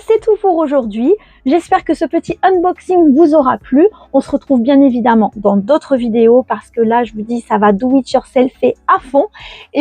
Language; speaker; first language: French; native; French